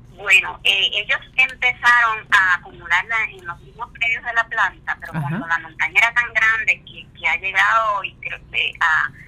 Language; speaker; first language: Spanish; native; Spanish